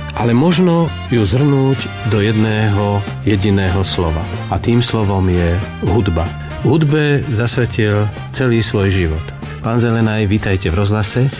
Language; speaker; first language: Slovak; native; Slovak